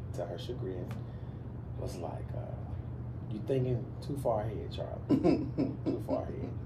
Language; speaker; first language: English; native; English